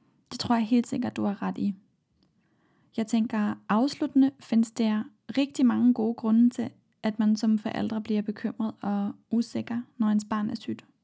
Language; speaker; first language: Danish; non-native, fluent; German